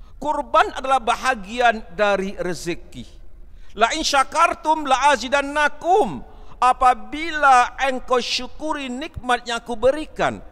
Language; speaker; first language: Malay; non-native, local second language; Achinese